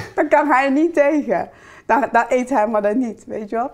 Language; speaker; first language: Dutch; non-native, fluent; Chinese